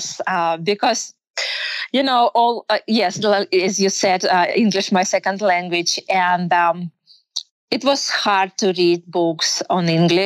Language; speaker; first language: English; non-native, learner; Russian